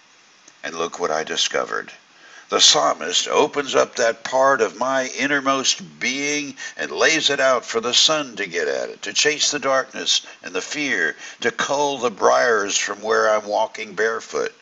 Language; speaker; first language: English; native; English